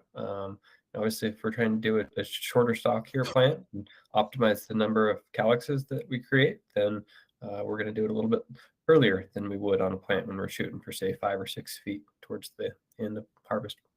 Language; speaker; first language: English; native; English